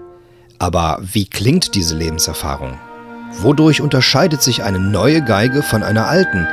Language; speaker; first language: German; native; German